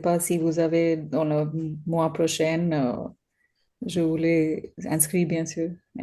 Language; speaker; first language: French; non-native, learner; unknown